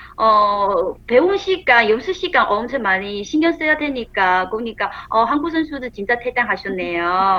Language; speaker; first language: Korean; non-native, fluent; Chinese